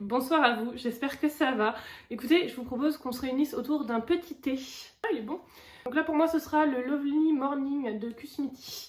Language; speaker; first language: French; native; French